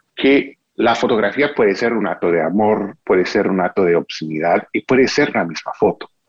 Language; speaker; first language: Spanish; non-native, fluent; English